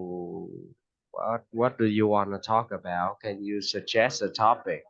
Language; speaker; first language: English; non-native, fluent; Vietnamese